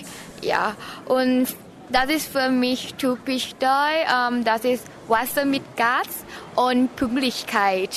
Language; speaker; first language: German; non-native, learner; Thai